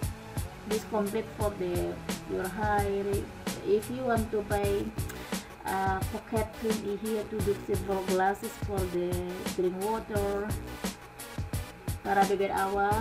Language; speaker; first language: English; non-native, learner; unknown